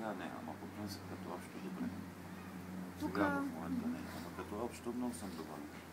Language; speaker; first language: Bulgarian; non-native, learner; Arabic